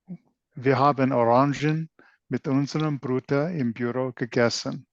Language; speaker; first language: German; non-native, learner; English